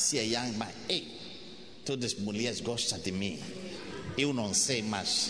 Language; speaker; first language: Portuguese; non-native, learner; English